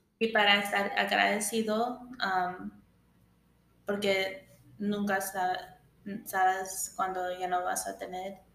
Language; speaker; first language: Spanish; early bilingual, heritage; English